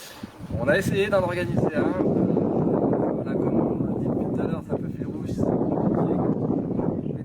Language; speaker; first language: French; native; French